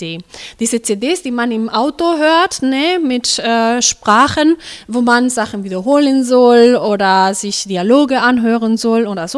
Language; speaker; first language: German; non-native, fluent; Spanish